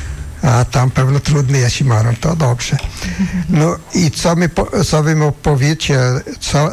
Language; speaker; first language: Polish; early bilingual, heritage; Polish